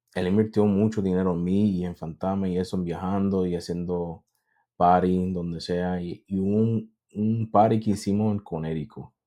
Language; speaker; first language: Spanish; early bilingual, heritage; Spanish